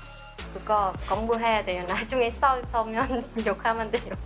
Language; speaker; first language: Korean; non-native, learner; Vietnamese